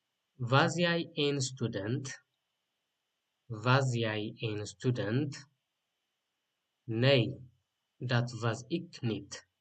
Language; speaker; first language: Dutch; non-native, learner; Tigrinya